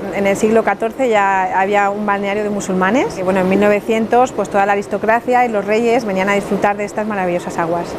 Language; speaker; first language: Spanish; early bilingual, heritage; French